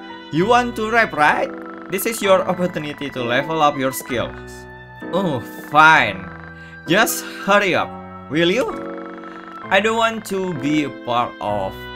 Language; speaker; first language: English; non-native, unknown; Indonesian